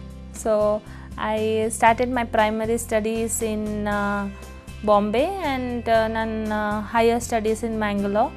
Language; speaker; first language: Kannada; non-native, local second language; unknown